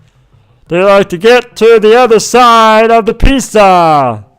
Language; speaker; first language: English; native; English